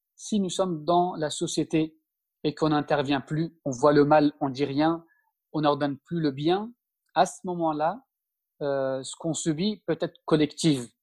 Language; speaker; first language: French; early bilingual, other home language; Turkish